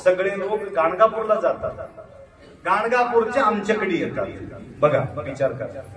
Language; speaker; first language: Marathi; non-native, local second language; Kannada